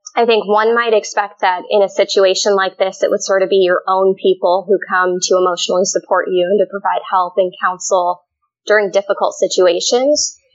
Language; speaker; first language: English; native; English